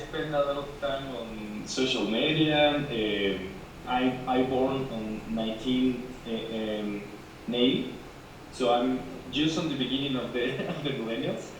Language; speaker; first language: English; non-native, learner; Spanish